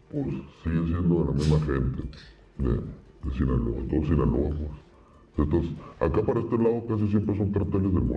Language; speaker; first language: Spanish; native; Spanish